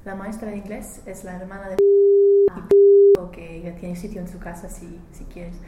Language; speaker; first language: Spanish; non-native, learner; English